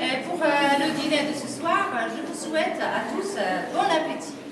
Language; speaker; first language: French; non-native, fluent; Polish